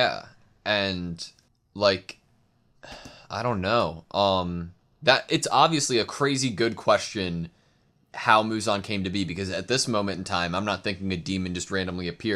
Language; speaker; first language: English; native; English